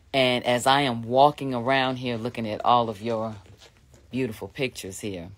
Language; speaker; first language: English; native; English